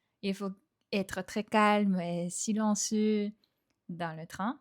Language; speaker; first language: French; non-native, fluent; Japanese